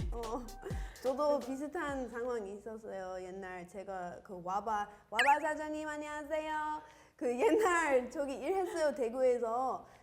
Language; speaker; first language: Korean; non-native, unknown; English